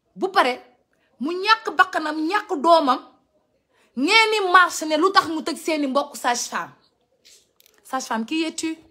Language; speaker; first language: French; non-native, local second language; Wolof